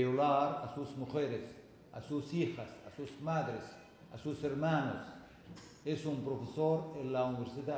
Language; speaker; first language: Spanish; non-native, fluent; Arabic